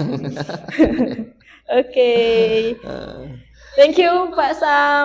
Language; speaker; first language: English; non-native, learner; Indonesian